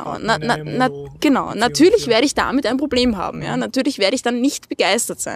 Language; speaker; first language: German; native; German